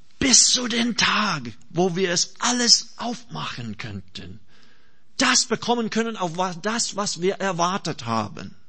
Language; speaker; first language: German; non-native, fluent; English